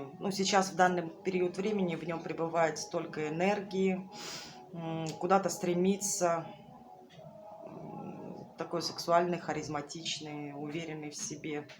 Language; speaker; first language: Russian; native; Russian